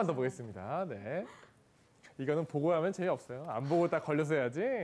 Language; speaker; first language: Korean; native; Korean